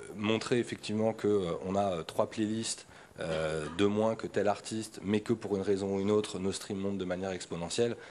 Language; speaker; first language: French; native; French